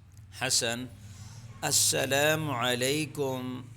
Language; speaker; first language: Arabic; non-native, fluent; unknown